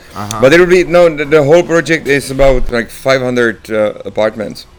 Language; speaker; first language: English; non-native, fluent; Czech